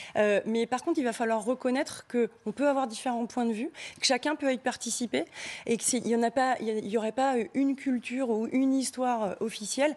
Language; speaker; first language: French; native; French